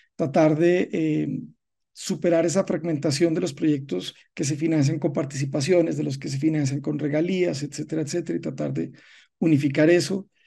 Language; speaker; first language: Spanish; native; Spanish